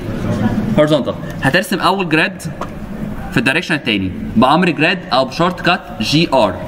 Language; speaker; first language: Arabic; native; Arabic